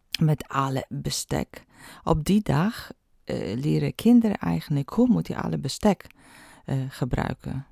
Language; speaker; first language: Dutch; non-native, fluent; Polish